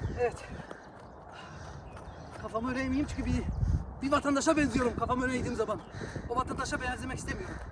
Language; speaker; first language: Turkish; early bilingual, heritage; Turkish